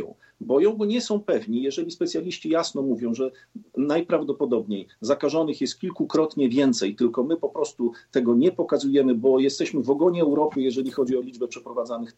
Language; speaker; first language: Polish; native; Polish